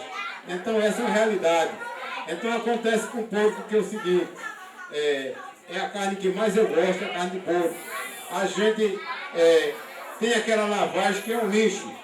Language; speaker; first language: Portuguese; native; Portuguese